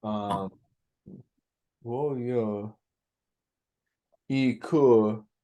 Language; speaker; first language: Chinese; non-native, learner; English